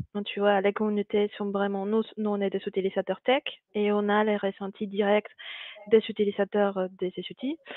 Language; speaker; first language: French; non-native, fluent; Spanish